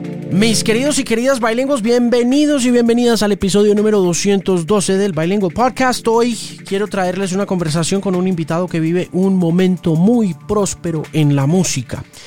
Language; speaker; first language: Spanish; native; Spanish